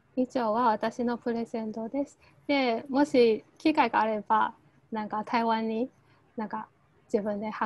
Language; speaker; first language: Japanese; non-native, fluent; Chinese